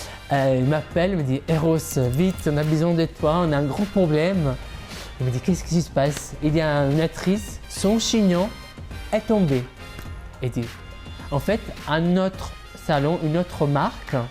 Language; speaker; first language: French; non-native, fluent; Italian